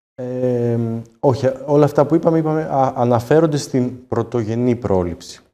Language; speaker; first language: Greek; native; Greek